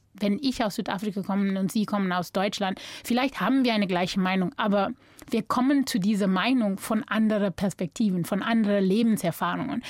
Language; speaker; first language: German; non-native, fluent; English